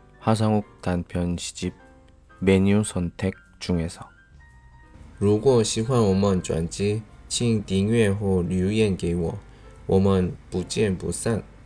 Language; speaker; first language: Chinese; non-native, fluent; Korean